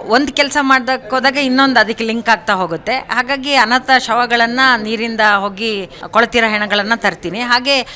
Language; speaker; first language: Kannada; non-native, local second language; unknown